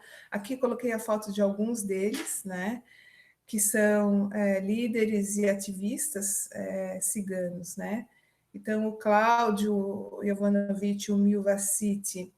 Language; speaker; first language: Portuguese; native; Portuguese